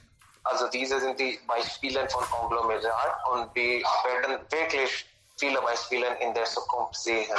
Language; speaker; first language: German; non-native, learner; Hindi